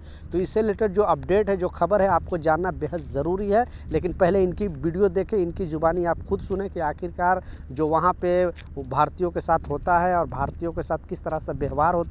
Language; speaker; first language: Hindi; native; Hindi